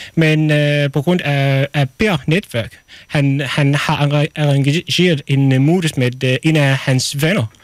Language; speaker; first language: Danish; non-native, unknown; Arabic